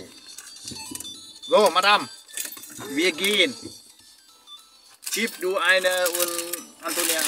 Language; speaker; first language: German; non-native, learner; Vietnamese